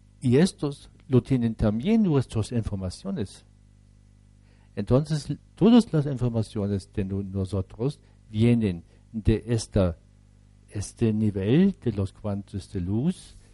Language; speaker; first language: Spanish; non-native, fluent; German